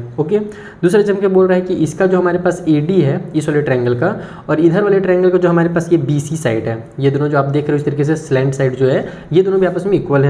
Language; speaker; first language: Hindi; native; Hindi